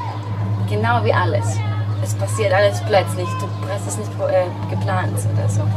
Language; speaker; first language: German; non-native, fluent; Greek